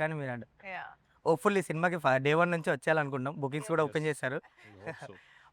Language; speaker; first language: Telugu; native; Telugu